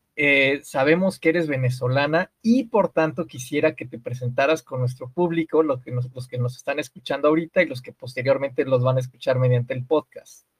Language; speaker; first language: Spanish; native; Spanish